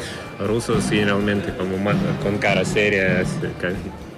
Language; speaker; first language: Spanish; non-native, learner; Russian